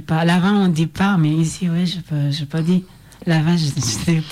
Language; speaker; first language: French; non-native, learner; Oromo